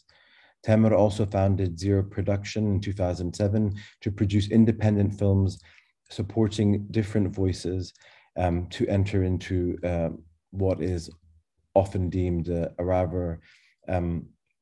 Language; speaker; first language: English; native; English